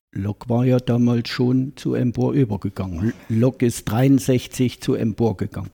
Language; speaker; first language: German; native; German